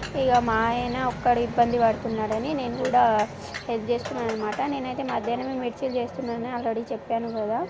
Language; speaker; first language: Telugu; native; Telugu